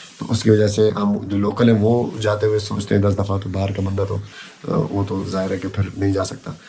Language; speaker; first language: Urdu; non-native, local second language; Pashto